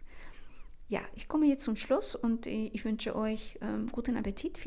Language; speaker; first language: German; non-native, fluent; Spanish